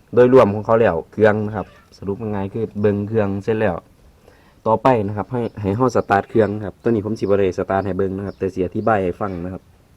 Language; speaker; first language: Thai; native; Thai